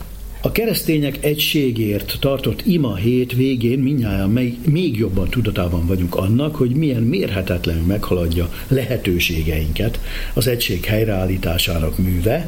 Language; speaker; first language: Hungarian; native; Hungarian